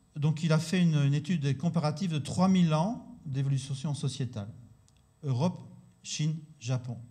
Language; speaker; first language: French; native; French